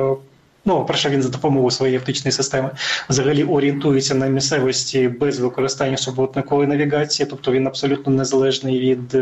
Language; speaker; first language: Ukrainian; native; Ukrainian